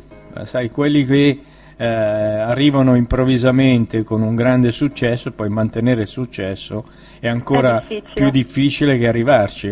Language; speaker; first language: Italian; native; Italian